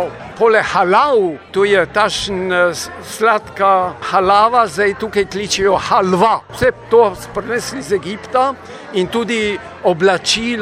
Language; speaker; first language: Slovenian; early bilingual, heritage; Slovenian